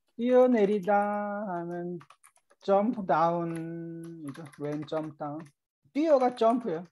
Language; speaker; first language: Korean; native; Korean